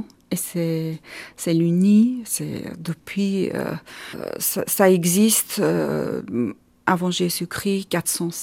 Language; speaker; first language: French; non-native, learner; Armenian